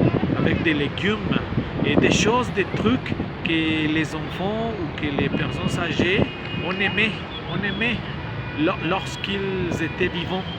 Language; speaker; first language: French; non-native, learner; Spanish